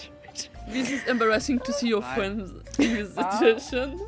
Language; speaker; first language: English; non-native, fluent; French